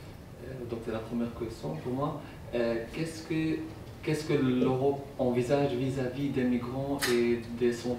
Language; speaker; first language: French; non-native, learner; Arabic